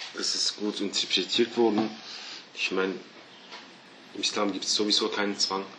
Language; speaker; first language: German; early bilingual, other home language; Turkish